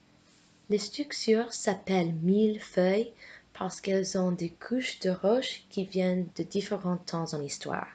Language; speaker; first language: French; non-native, fluent; English